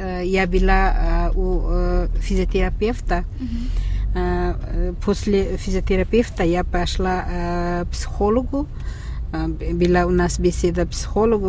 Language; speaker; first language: Russian; non-native, local second language; Uzbek